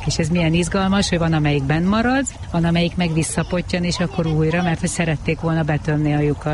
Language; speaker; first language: Hungarian; native; Hungarian